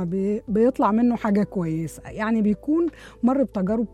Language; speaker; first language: Arabic; native; Arabic